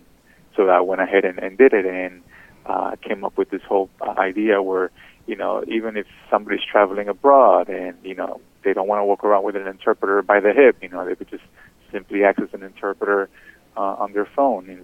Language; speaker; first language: English; early bilingual, other home language; Spanish